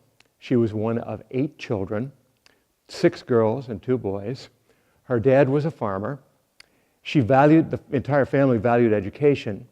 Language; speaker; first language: English; native; English